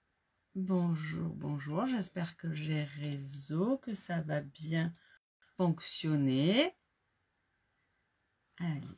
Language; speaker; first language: French; native; French